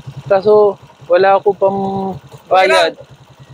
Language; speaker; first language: Filipino; non-native, learner; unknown